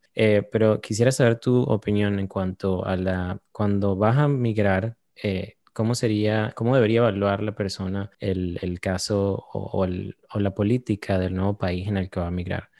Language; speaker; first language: Spanish; native; Spanish